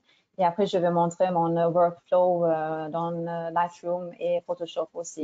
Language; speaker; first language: French; non-native, fluent; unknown